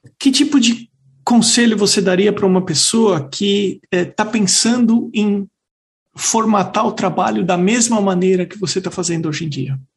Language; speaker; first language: Portuguese; native; Portuguese